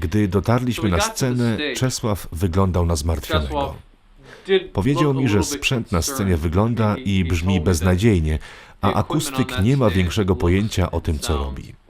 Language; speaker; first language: Polish; non-native, fluent; English